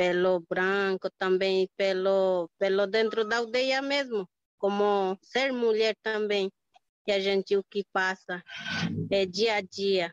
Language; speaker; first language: Portuguese; non-native, local second language; Guarani